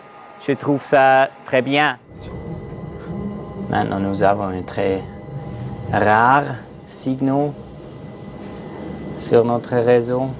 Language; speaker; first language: French; non-native, learner; German